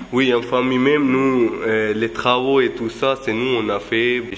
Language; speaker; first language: French; non-native, fluent; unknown